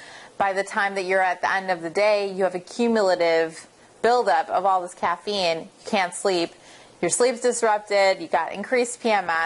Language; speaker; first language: English; native; English